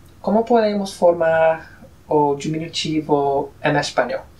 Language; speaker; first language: Portuguese; non-native, fluent; Spanish